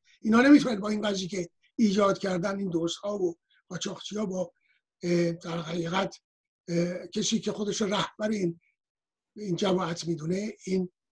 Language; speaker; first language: Persian; native; Persian